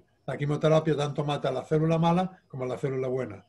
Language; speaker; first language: Spanish; native; Spanish